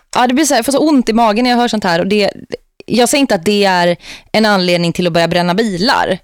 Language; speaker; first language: Swedish; native; Swedish